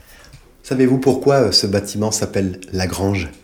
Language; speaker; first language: French; native; French